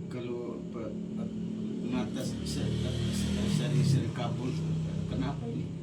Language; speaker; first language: Indonesian; non-native, local second language; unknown